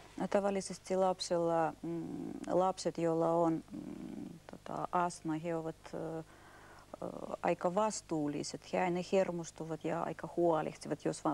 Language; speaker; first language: Finnish; non-native, fluent; Russian